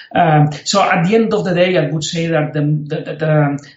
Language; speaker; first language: English; non-native, fluent; Spanish